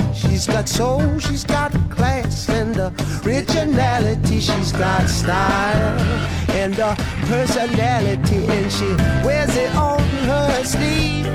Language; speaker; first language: English; native; English